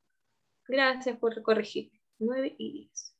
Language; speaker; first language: Spanish; native; Spanish